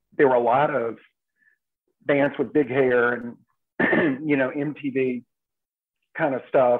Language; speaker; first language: English; native; English